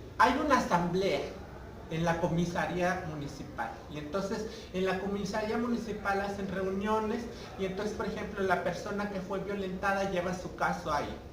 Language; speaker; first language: Spanish; non-native, local second language; Nahuatl languages